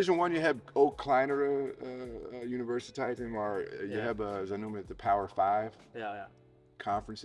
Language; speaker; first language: Dutch; non-native, fluent; English